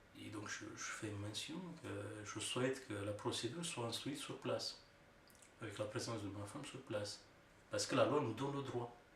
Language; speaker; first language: French; non-native, fluent; Romanian